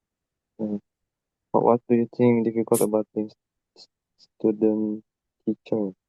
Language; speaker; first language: English; non-native, learner; Indonesian